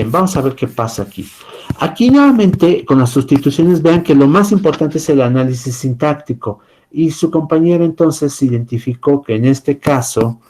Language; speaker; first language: Spanish; native; Spanish